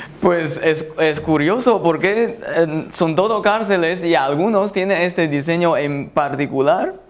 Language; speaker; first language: Spanish; non-native, fluent; Chinese